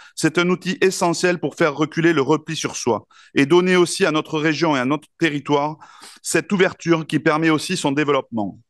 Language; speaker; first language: French; native; French